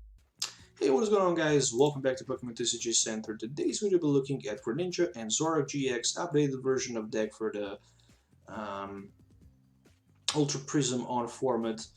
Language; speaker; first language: English; non-native, fluent; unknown